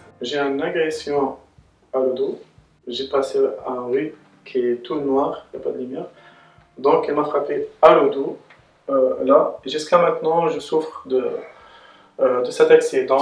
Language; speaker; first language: French; non-native, local second language; Arabic